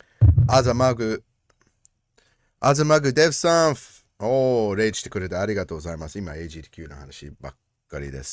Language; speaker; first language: Japanese; non-native, learner; English